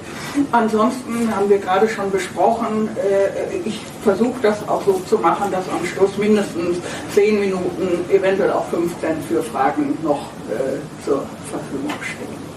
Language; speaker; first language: German; native; German